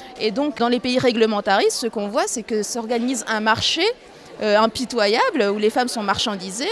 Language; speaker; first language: French; non-native, local second language; Arabic